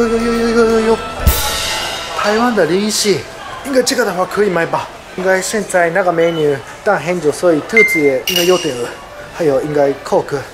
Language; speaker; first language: Chinese; non-native, learner; Japanese